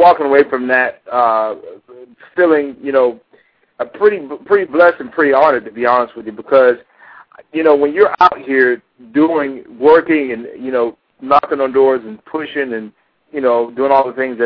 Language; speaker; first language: English; native; English